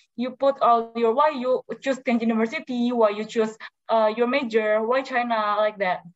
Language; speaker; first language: English; non-native, learner; Indonesian